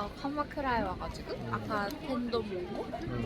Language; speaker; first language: Korean; non-native, fluent; Japanese